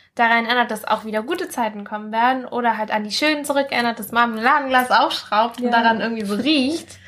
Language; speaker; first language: German; early bilingual, other home language; Spanish